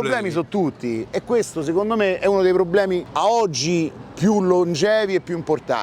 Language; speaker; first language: Italian; native; Italian